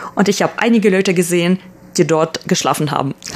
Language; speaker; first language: German; early bilingual, other home language; Russian